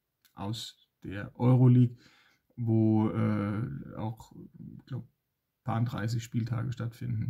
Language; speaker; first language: German; native; German